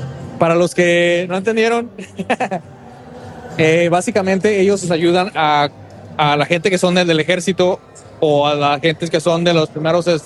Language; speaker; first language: Spanish; early bilingual, heritage; Spanish